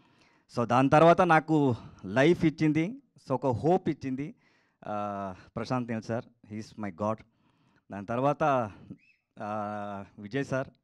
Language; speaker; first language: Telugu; non-native, learner; Kannada